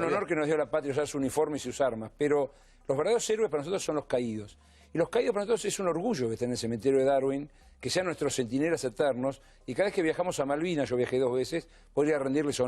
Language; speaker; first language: Spanish; native; Spanish